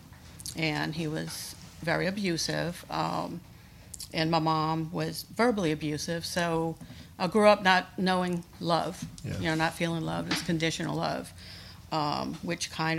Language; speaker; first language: English; native; English